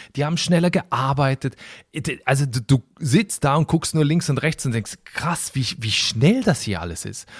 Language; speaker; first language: German; native; German